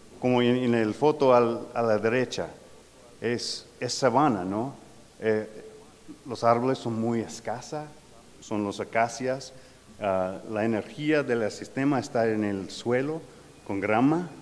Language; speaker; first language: Spanish; non-native, learner; English